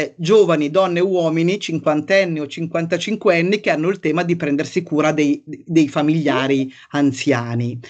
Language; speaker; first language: Italian; native; Italian